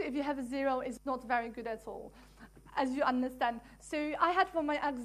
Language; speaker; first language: English; non-native, fluent; Dutch